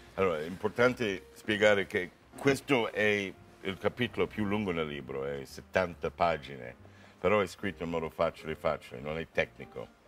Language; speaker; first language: Italian; non-native, fluent; English